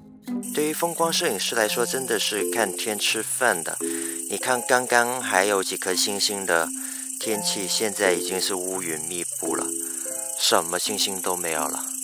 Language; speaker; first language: Chinese; non-native, local second language; Cantonese